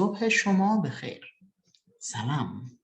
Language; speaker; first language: Persian; early bilingual, other home language; Indonesian